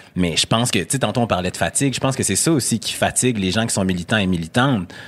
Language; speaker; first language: French; native; French